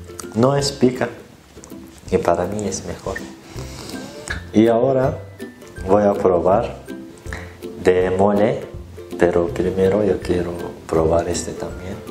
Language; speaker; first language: Spanish; non-native, learner; Turkish